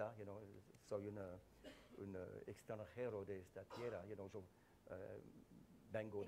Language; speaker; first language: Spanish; non-native, fluent; French